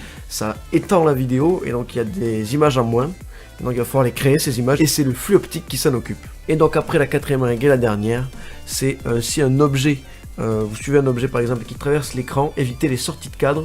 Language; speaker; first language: French; native; French